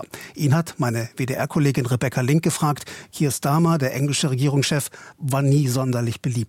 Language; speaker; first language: German; native; German